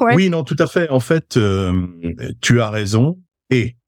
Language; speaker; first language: French; native; French